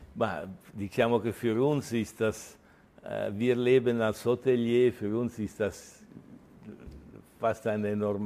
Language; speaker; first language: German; early bilingual, heritage; Italian